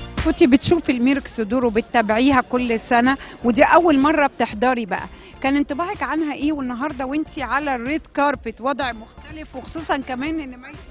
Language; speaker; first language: Arabic; native; Arabic